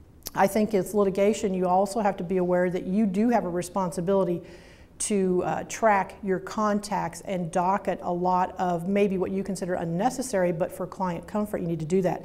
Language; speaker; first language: English; native; English